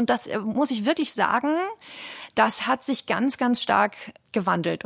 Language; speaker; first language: German; native; German